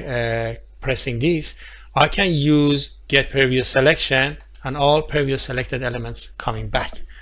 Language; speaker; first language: English; non-native, fluent; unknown